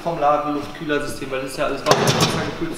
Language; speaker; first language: German; native; German